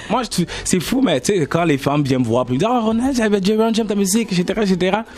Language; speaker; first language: French; native; French